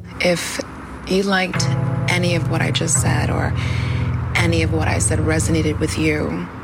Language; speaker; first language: English; native; English